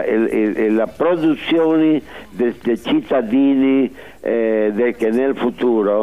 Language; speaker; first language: Italian; early bilingual, heritage; Spanish